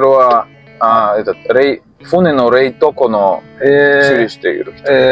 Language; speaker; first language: Japanese; non-native, learner; Russian